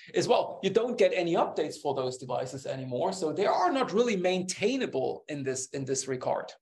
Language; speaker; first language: English; non-native, fluent; German